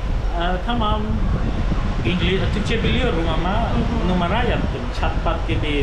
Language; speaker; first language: Turkish; non-native, fluent; Khmer